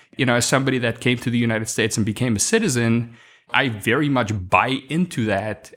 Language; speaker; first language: English; non-native, local second language; Afrikaans